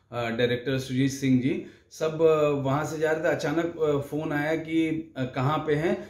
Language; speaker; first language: Hindi; native; Hindi